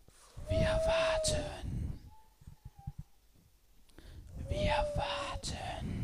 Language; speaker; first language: German; non-native, learner; Danish